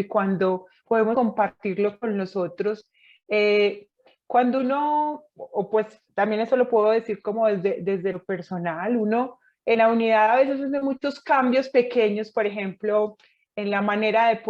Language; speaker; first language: Spanish; native; Spanish